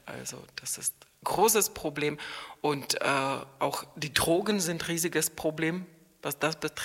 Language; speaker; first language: German; non-native, fluent; Czech